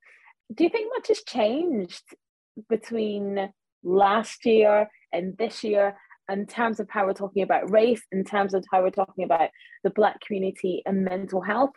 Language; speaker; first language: English; native; English